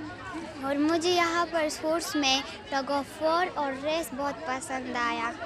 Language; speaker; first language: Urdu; non-native, local second language; Pashto